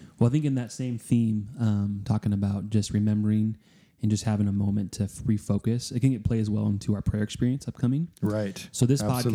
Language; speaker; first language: English; native; English